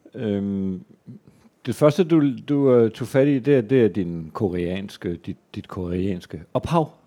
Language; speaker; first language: Danish; native; Danish